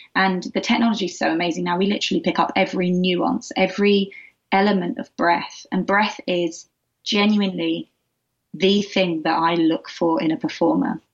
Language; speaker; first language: English; native; English